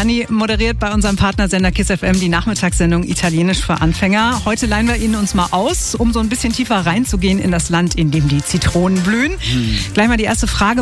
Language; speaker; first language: German; native; German